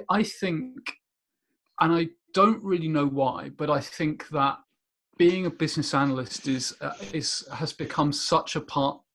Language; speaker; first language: English; native; English